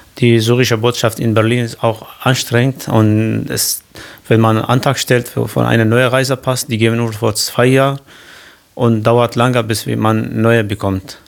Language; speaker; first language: German; non-native, learner; Kurdish